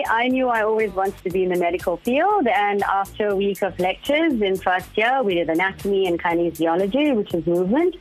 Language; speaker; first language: English; native; English